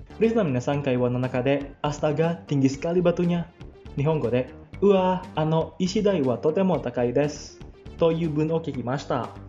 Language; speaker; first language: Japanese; non-native, fluent; Indonesian